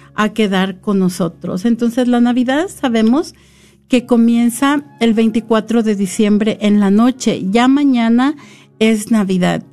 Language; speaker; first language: Spanish; native; Spanish